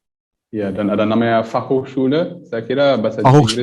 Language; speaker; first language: Indonesian; early bilingual, heritage; German